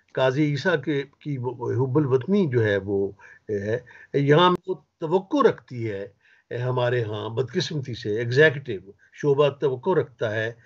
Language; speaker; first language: Urdu; native; Urdu